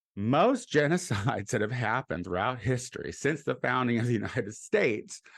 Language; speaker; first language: English; native; English